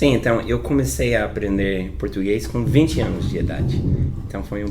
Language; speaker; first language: Portuguese; non-native, fluent; English